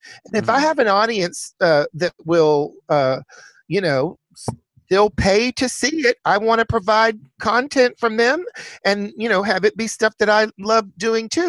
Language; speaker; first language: English; native; English